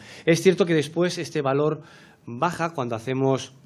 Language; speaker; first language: Spanish; native; Spanish